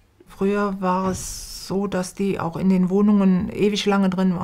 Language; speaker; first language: German; native; German